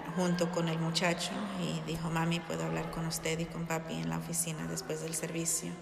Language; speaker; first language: Spanish; early bilingual, heritage; Spanish